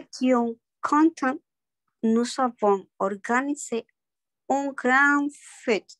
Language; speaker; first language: French; non-native, learner; Spanish